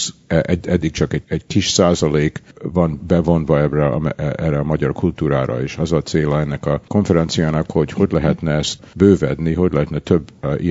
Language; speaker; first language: Hungarian; early bilingual, heritage; Hungarian